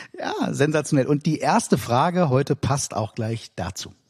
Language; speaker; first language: German; native; German